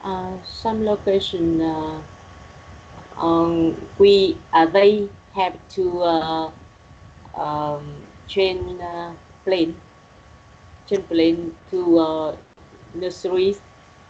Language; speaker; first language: English; non-native, learner; Vietnamese